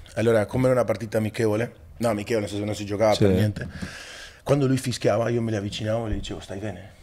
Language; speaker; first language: Italian; non-native, fluent; Spanish